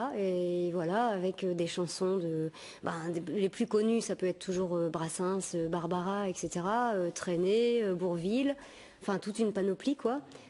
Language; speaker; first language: French; native; French